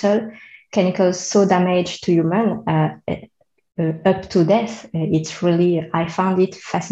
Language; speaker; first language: English; non-native, learner; French